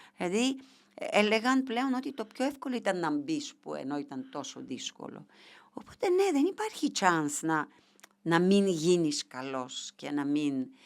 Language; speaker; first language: Greek; non-native, fluent; Bulgarian